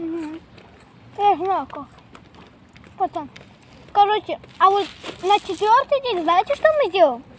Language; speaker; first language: Russian; native; Russian